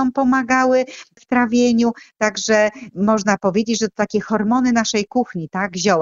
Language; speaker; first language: Polish; native; Polish